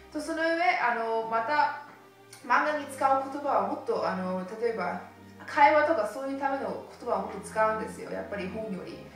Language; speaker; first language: Japanese; early bilingual, heritage; Japanese